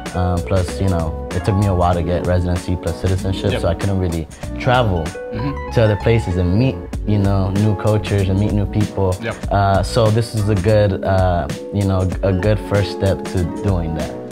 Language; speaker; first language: English; early bilingual, other home language; Spanish